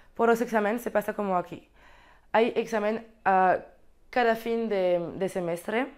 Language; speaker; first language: Spanish; non-native, learner; French